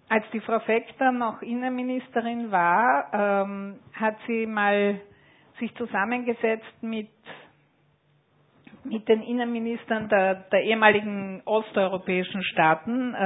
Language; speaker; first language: German; native; German